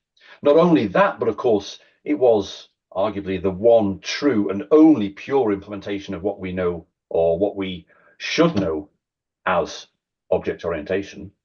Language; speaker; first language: English; native; English